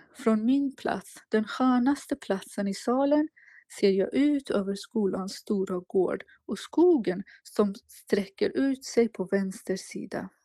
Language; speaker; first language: Swedish; non-native, fluent; Persian